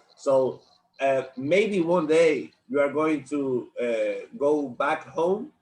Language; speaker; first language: English; non-native, learner; Spanish